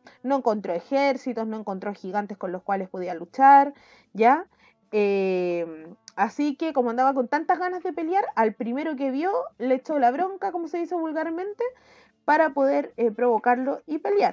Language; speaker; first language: Spanish; native; Spanish